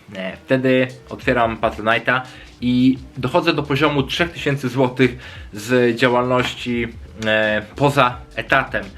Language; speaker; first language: Polish; native; Polish